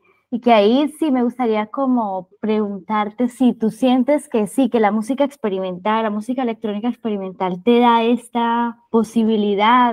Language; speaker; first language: Spanish; native; Spanish